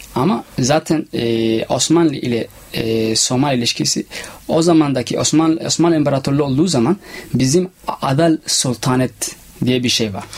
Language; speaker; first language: Turkish; non-native, learner; Somali